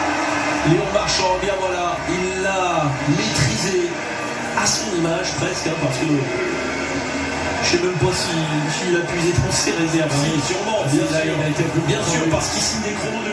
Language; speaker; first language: French; native; French